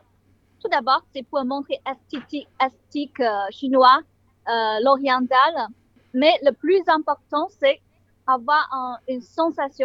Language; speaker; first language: French; non-native, learner; Chinese